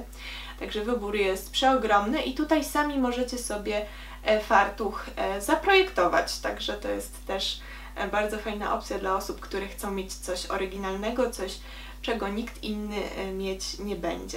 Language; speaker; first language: Polish; native; Polish